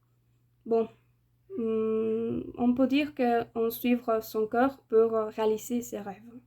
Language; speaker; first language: French; non-native, fluent; Spanish